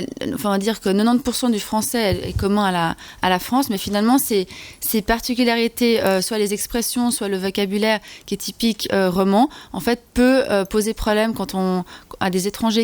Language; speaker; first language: French; native; French